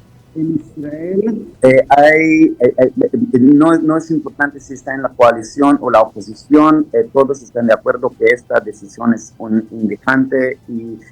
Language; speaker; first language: Spanish; non-native, fluent; Hebrew